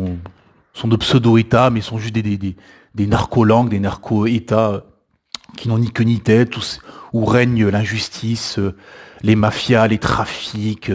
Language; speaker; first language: French; native; French